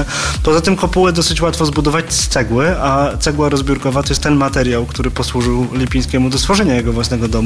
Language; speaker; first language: Polish; native; Polish